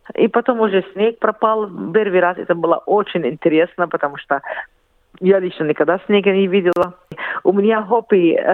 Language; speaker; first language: Russian; non-native, fluent; Arabic